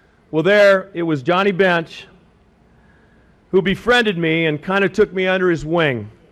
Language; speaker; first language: English; native; English